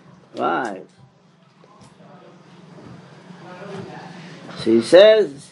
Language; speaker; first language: Hebrew; non-native, fluent; English